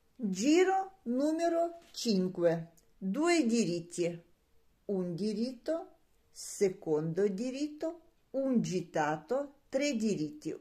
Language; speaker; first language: Italian; non-native, learner; Russian